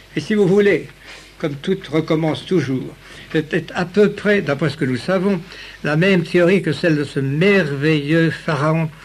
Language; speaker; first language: French; native; French